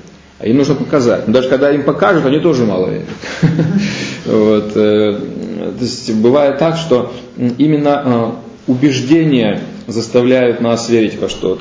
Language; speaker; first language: Russian; native; Russian